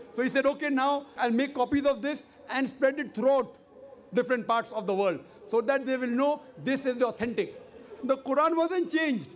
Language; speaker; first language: English; non-native, local second language; Urdu